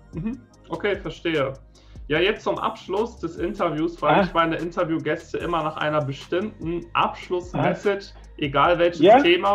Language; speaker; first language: German; native; German